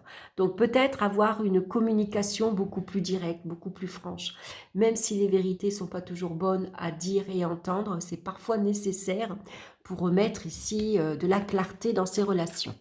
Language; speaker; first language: French; native; French